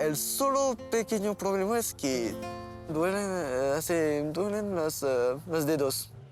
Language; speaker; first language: Spanish; non-native, learner; French